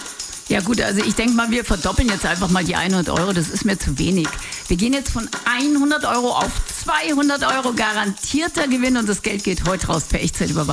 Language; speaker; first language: German; native; German